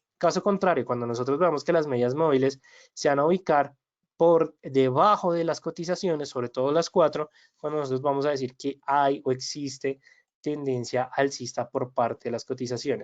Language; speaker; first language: Spanish; native; Spanish